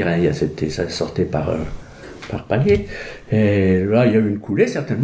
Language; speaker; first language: French; native; French